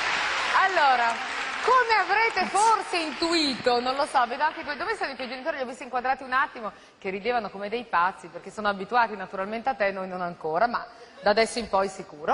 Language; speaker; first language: Italian; native; Italian